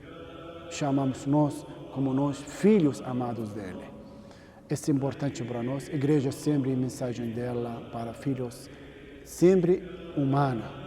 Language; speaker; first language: Portuguese; non-native, learner; Arabic